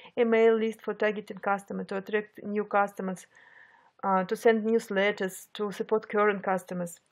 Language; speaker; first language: English; non-native, fluent; Russian